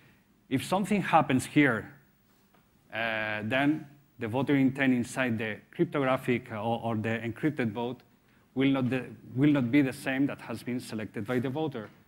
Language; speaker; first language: English; non-native, fluent; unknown